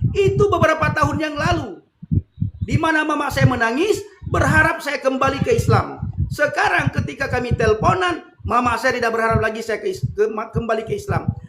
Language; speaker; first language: Indonesian; non-native, local second language; Achinese